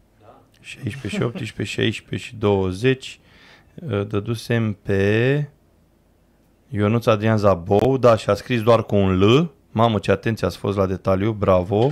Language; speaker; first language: Romanian; native; Romanian